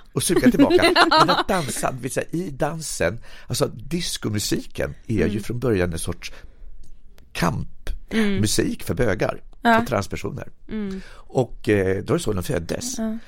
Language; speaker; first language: Swedish; native; Swedish